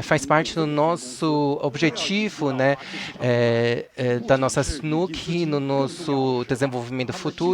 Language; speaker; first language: Portuguese; non-native, fluent; Chinese